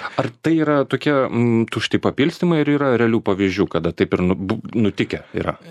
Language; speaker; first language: Lithuanian; native; Lithuanian